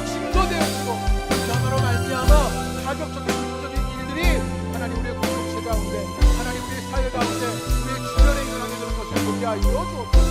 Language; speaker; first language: Korean; native; Korean